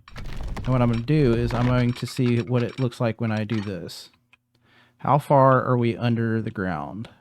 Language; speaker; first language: English; native; English